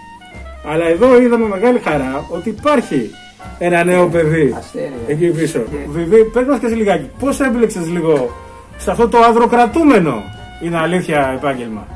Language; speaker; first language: Greek; native; Greek